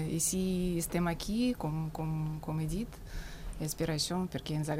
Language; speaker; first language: Catalan; non-native, fluent; Russian